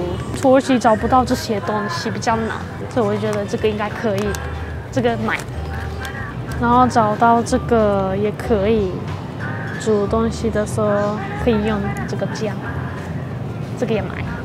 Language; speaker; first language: Chinese; non-native, fluent; Turkish